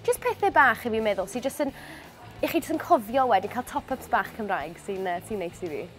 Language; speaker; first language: Welsh; non-native, local second language; English